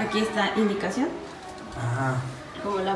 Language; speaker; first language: Spanish; native; Spanish